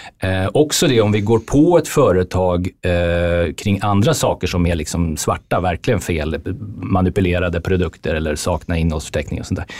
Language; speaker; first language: Swedish; native; Swedish